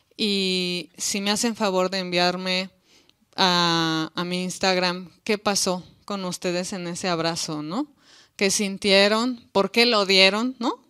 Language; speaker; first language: Spanish; native; Spanish